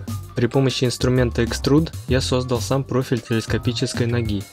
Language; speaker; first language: Russian; native; Russian